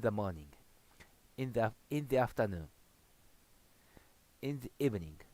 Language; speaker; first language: English; non-native, learner; Japanese